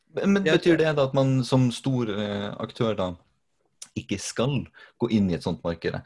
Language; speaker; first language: Norwegian; native; Norwegian